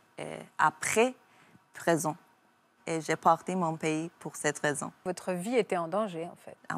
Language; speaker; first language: French; non-native, learner; Persian